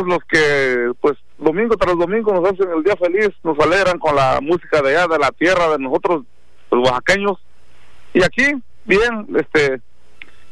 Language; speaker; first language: Spanish; non-native, local second language; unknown